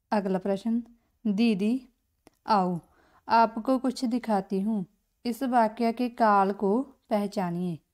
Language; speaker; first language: Hindi; non-native, local second language; Punjabi